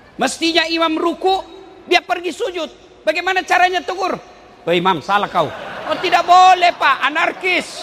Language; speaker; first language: Indonesian; non-native, local second language; Buginese